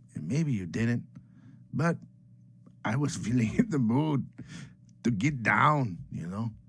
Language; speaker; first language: English; native; English